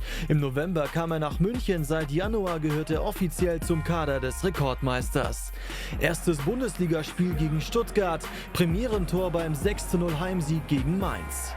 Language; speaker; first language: German; native; German